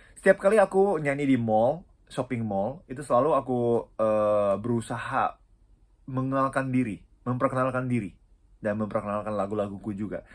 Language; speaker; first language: Indonesian; non-native, fluent; Japanese